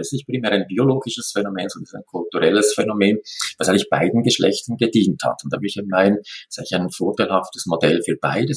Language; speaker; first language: German; native; German